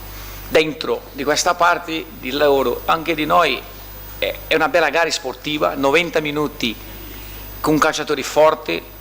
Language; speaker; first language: Italian; non-native, fluent; Portuguese